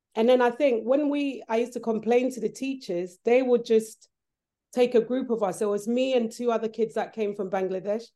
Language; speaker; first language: English; early bilingual, other home language; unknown